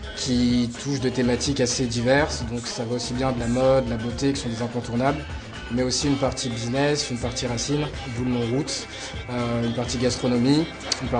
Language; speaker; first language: French; native; French